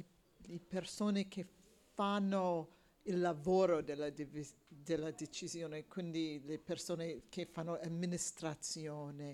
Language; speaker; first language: Italian; non-native, learner; English